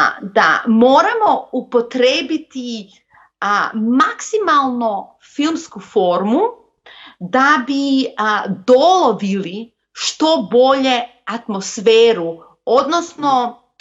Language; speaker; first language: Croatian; non-native, local second language; Macedonian